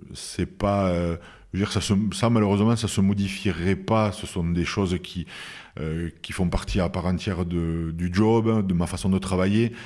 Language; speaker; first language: French; native; French